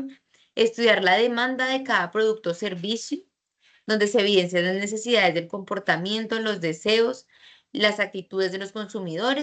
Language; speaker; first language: Spanish; native; Spanish